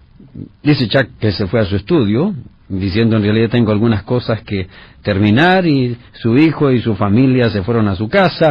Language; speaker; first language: Spanish; native; Spanish